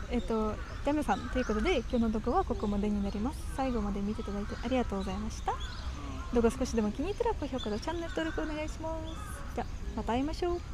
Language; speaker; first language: Japanese; non-native, fluent; Russian